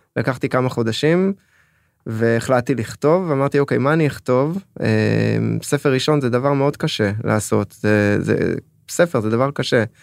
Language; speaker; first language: Hebrew; early bilingual, other home language; French